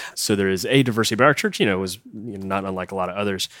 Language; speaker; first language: English; native; English